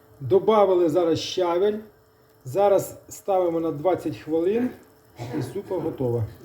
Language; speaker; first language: Ukrainian; native; Ukrainian